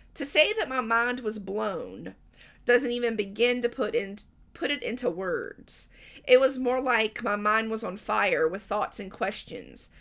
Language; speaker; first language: English; native; English